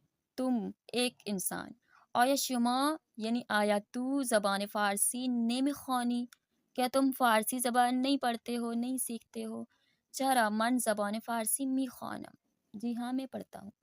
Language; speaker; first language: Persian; non-native, fluent; Urdu